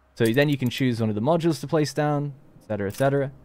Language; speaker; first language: English; native; English